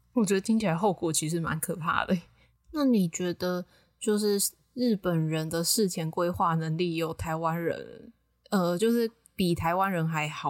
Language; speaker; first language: Chinese; native; Chinese